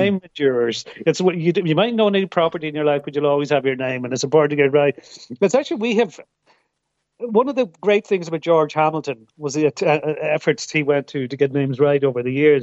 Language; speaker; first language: English; native; English